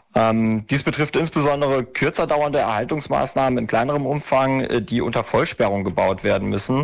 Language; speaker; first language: German; native; German